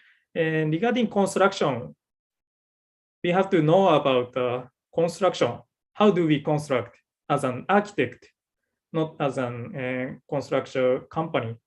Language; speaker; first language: English; non-native, learner; Japanese